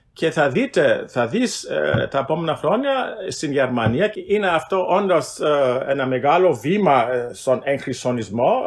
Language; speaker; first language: Greek; non-native, fluent; German